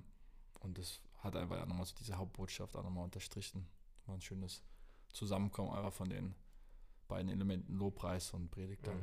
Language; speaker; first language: German; native; German